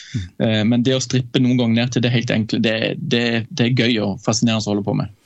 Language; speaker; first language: Norwegian; native; Norwegian